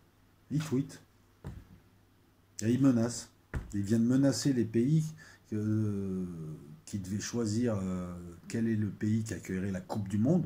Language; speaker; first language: French; native; French